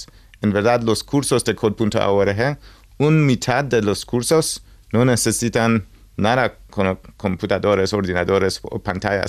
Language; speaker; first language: Spanish; non-native, learner; English